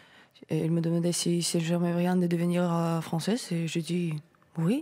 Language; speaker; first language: French; non-native, learner; Russian